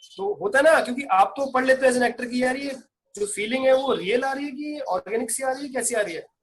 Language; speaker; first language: Hindi; native; Hindi